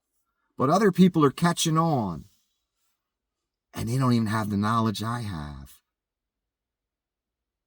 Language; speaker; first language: English; native; English